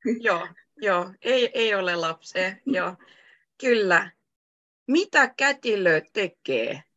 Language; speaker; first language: Finnish; native; Finnish